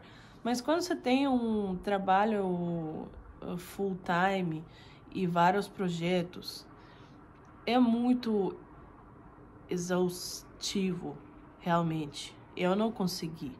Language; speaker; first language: Portuguese; non-native, fluent; Russian